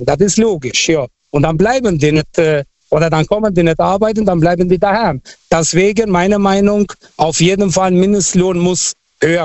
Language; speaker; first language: German; non-native, fluent; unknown